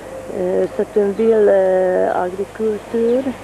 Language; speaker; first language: French; non-native, fluent; Hungarian